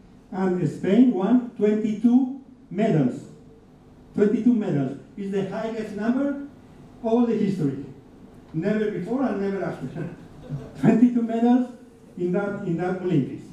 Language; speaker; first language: English; non-native, fluent; Spanish